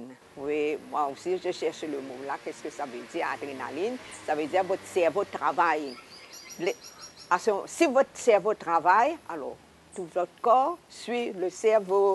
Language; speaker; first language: French; non-native, local second language; Hakka Chinese